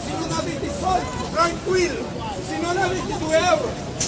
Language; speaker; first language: Italian; non-native, fluent; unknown